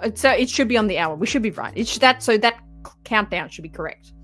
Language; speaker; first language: English; native; English